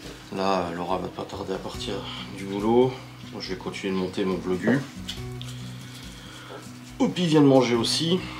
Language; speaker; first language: French; native; French